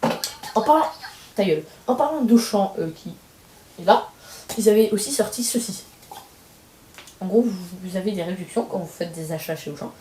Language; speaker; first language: French; native; French